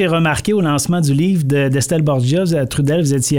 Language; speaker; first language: French; native; French